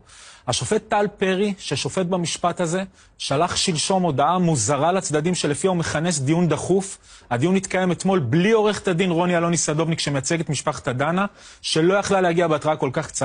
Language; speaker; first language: Hebrew; native; Hebrew